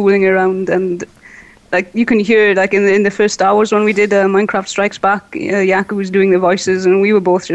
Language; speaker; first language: English; native; English